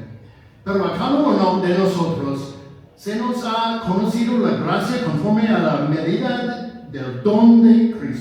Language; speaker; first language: Spanish; non-native, fluent; English